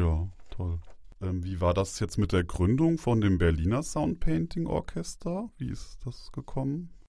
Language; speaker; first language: German; native; German